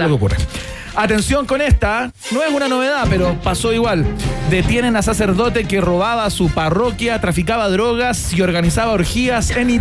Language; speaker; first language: Spanish; native; Spanish